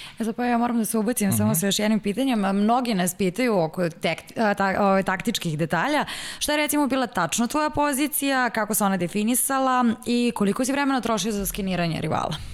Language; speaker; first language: Serbian; native; Serbian